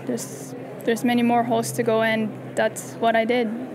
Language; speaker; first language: English; non-native, local second language; Japanese